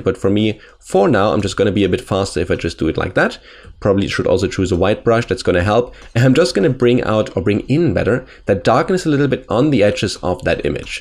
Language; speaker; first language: English; non-native, fluent; German